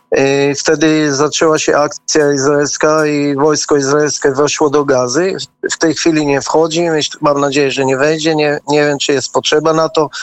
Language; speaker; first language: Polish; early bilingual, heritage; Polish